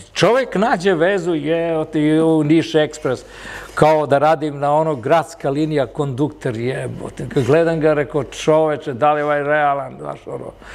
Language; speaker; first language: Serbian; early bilingual, other home language; Italian